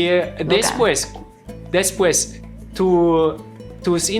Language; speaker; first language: Spanish; non-native, fluent; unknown